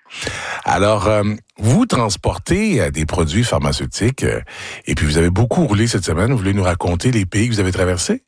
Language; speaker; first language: French; native; French